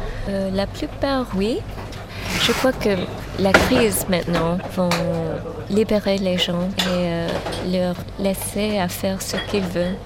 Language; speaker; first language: French; non-native, fluent; English